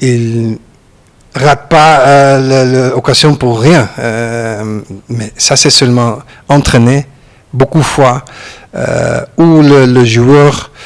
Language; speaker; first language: French; non-native, learner; Dutch